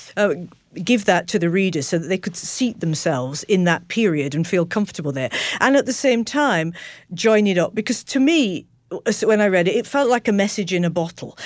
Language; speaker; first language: English; native; English